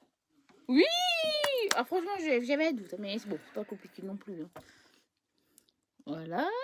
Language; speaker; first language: French; native; French